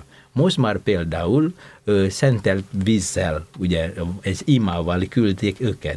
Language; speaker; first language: Hungarian; non-native, fluent; Indonesian